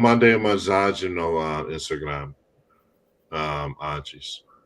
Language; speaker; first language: Portuguese; non-native, learner; English